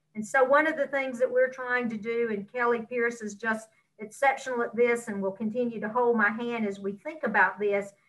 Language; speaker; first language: English; native; English